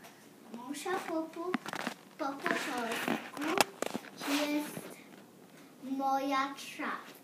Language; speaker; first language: Polish; early bilingual, heritage; Polish